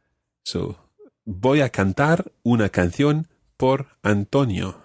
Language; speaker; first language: Spanish; non-native, fluent; English